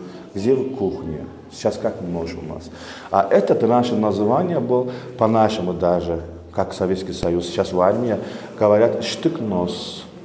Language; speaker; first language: Russian; non-native, local second language; Azerbaijani